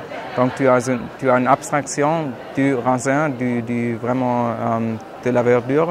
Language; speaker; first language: French; non-native, fluent; German